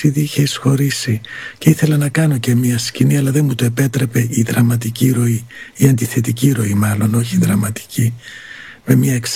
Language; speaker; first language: Greek; native; Greek